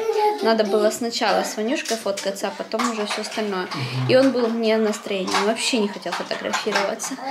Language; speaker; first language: Russian; native; Russian